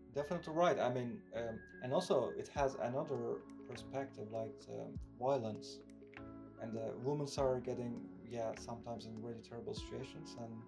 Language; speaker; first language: English; non-native, fluent; Turkish